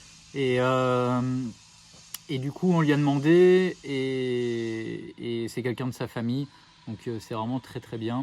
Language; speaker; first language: French; native; French